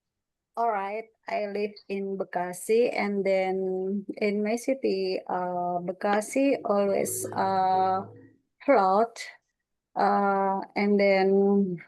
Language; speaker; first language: English; non-native, learner; Indonesian